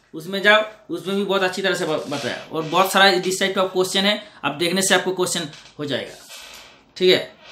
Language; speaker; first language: Hindi; non-native, local second language; Bangla